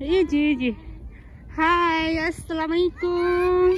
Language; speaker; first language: Arabic; non-native, learner; Bangla